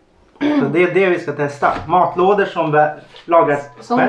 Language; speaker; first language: Swedish; native; Swedish